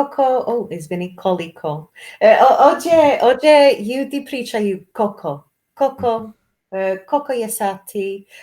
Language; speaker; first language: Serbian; non-native, learner; English